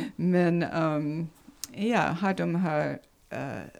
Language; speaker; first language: Swedish; non-native, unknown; English